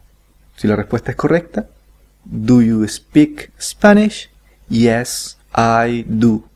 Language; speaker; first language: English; non-native, fluent; Spanish